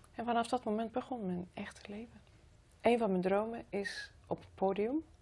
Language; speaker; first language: Dutch; non-native, fluent; Greek